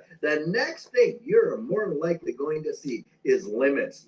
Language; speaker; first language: English; native; English